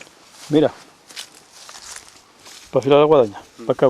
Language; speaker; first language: Spanish; native; Spanish